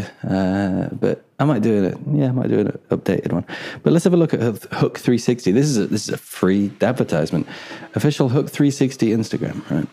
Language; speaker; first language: English; native; English